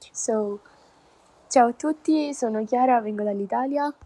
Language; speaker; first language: Italian; native; Italian